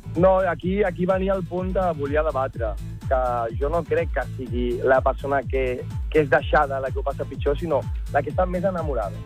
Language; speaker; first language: Catalan; non-native, local second language; Spanish